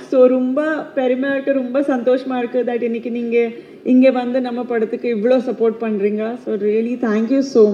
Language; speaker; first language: Tamil; non-native, fluent; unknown